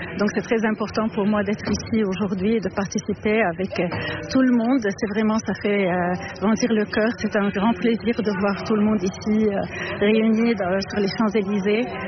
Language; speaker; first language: French; non-native, local second language; Arabic